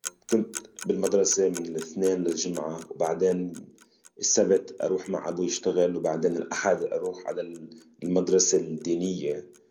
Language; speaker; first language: Arabic; early bilingual, heritage; Arabic